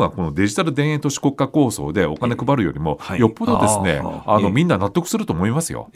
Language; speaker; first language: Japanese; native; Japanese